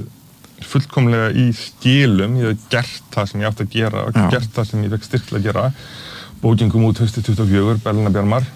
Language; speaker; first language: Icelandic; native; Icelandic